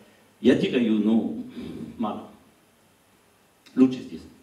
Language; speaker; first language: Russian; non-native, learner; French